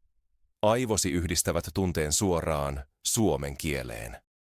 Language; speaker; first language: Finnish; non-native, fluent; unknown